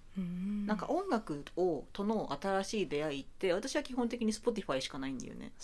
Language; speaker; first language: Japanese; native; Japanese